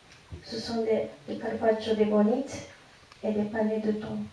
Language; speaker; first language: French; non-native, fluent; Japanese